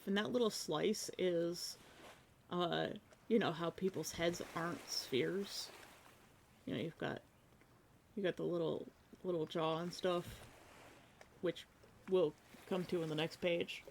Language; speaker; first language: English; native; English